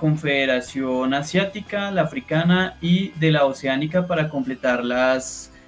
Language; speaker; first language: Spanish; native; Spanish